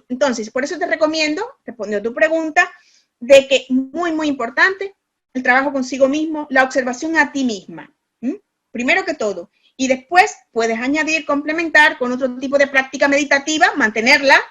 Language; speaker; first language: Spanish; native; Spanish